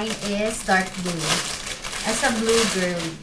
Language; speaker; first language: English; non-native, local second language; Filipino